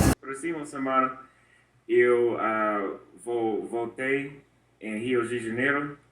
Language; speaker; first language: Portuguese; non-native, learner; English